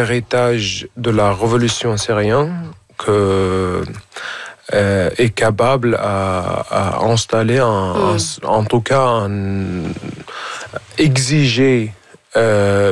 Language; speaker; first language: French; non-native, fluent; Arabic